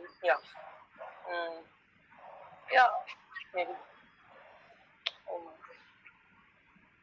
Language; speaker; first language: English; non-native, learner; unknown